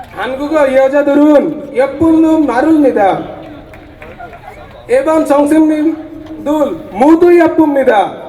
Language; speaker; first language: Korean; non-native, learner; Bangla